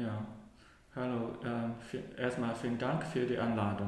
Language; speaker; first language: German; non-native, learner; Cantonese